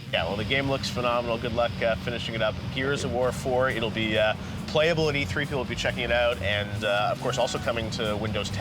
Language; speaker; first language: English; native; English